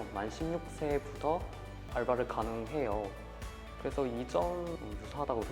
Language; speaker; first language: Korean; non-native, fluent; Chinese